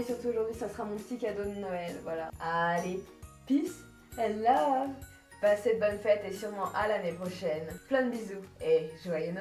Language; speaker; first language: French; native; French